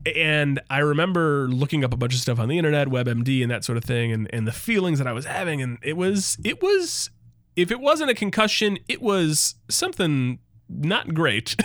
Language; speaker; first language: English; native; English